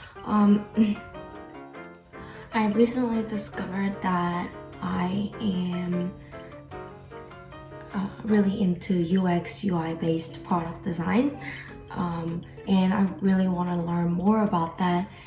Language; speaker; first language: English; non-native, fluent; Korean